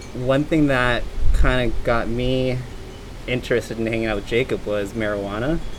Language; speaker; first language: English; native; English